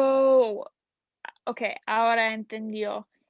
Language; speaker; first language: Spanish; non-native, learner; English